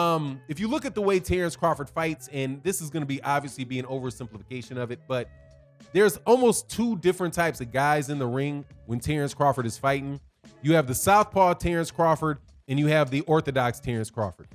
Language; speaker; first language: English; native; English